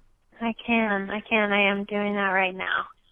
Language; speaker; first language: English; native; English